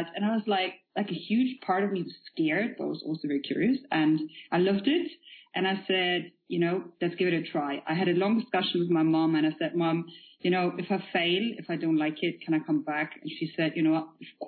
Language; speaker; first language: English; non-native, fluent; Polish